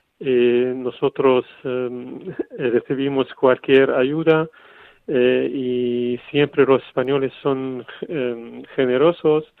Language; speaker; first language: Spanish; non-native, fluent; Arabic